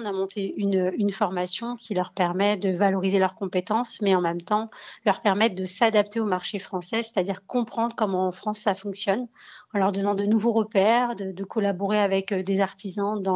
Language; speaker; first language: French; early bilingual, other home language; Arabic